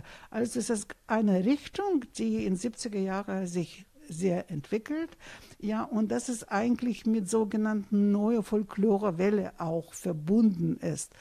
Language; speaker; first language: German; non-native, fluent; Russian